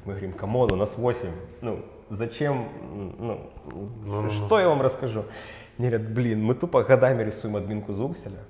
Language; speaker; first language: Russian; native; Russian